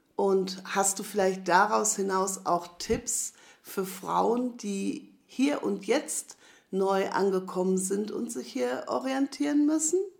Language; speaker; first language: German; native; German